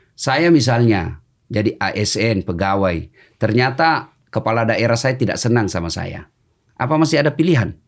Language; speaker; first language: Indonesian; non-native, local second language; Buginese